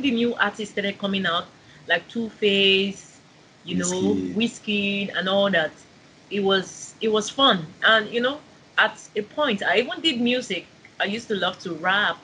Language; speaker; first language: English; non-native, local second language; Igbo